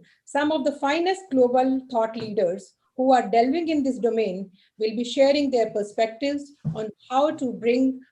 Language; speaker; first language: English; non-native, local second language; Hindi